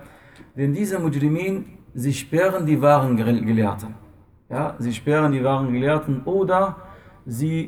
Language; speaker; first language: German; non-native, fluent; Arabic